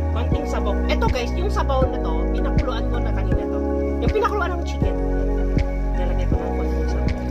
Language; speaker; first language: Filipino; non-native, local second language; Kinaray-a